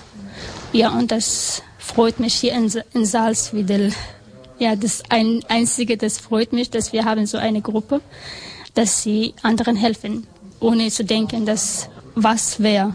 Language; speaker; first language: German; non-native, learner; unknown